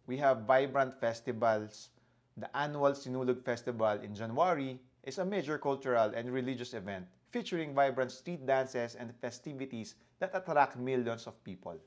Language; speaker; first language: English; non-native, local second language; Filipino